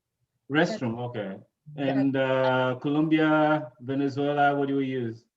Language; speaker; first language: English; native; English